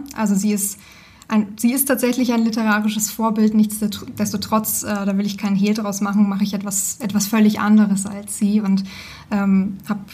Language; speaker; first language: German; native; German